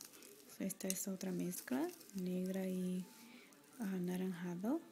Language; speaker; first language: Spanish; early bilingual, heritage; Spanish